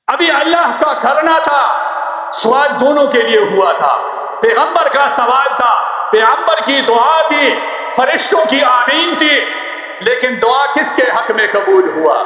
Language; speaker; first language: Urdu; non-native, local second language; Pashto